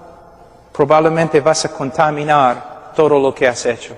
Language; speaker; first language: Spanish; non-native, fluent; English